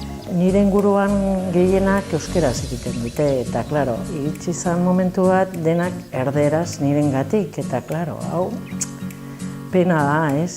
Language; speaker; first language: Basque; non-native, learner; Catalan